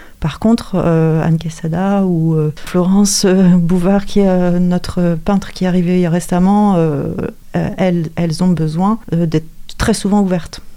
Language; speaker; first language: French; native; French